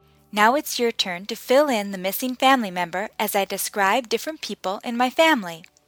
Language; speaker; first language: English; native; English